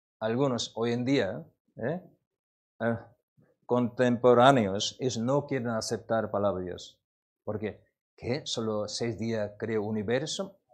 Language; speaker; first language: Spanish; non-native, learner; Korean